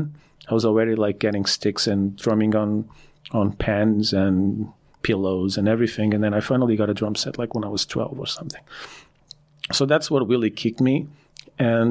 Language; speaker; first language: English; non-native, fluent; Portuguese